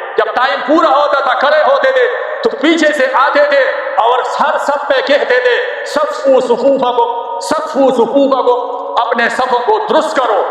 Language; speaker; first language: Urdu; non-native, local second language; Pashto